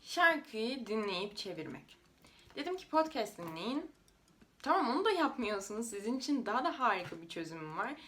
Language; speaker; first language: Turkish; non-native, fluent; Russian